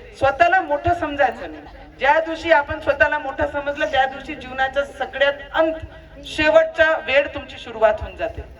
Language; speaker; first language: Marathi; non-native, local second language; Punjabi